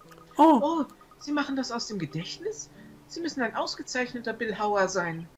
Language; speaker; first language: German; native; German